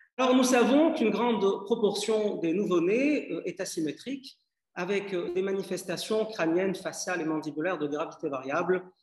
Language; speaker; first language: French; non-native, local second language; Arabic